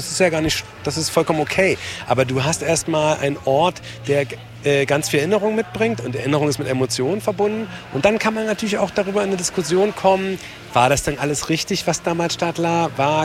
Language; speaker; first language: German; native; German